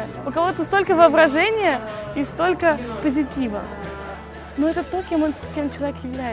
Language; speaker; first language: Russian; native; Russian